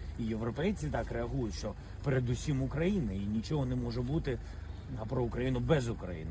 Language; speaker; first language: Ukrainian; non-native, local second language; Russian